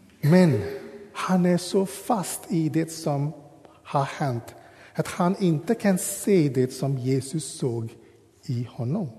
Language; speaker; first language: Swedish; non-native, fluent; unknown